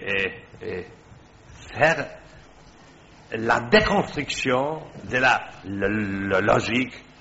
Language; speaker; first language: French; non-native, fluent; Polish